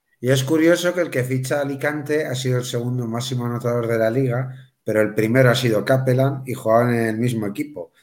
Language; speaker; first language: Spanish; native; Spanish